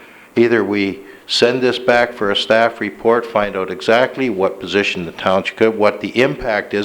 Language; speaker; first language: English; native; English